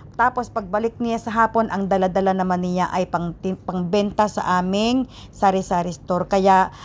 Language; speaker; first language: Filipino; native; Filipino